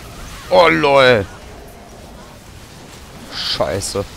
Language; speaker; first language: German; native; German